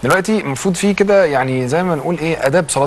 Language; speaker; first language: Arabic; native; Arabic